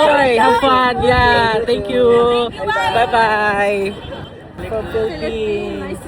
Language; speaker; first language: English; non-native, local second language; Filipino